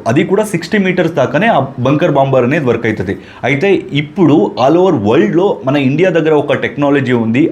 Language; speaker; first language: Telugu; non-native, local second language; Kannada